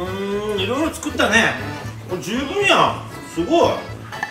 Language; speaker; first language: Japanese; native; Japanese